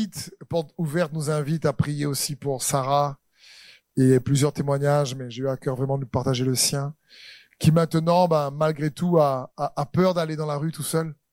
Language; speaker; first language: French; native; French